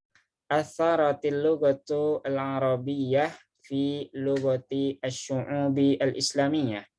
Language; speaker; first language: Arabic; non-native, fluent; Indonesian